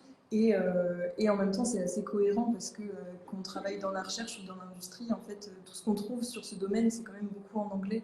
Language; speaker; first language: French; native; French